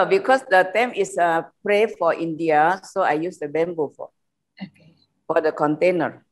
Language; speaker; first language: English; non-native, fluent; Indonesian